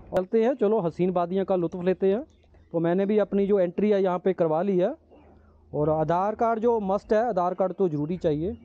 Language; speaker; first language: Hindi; non-native, local second language; Punjabi